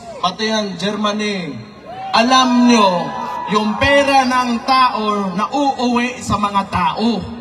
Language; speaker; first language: Filipino; non-native, local second language; Cebuano